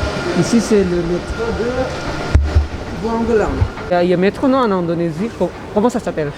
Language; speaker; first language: French; non-native, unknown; Indonesian